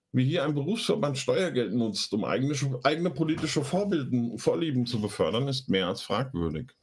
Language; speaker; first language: German; native; German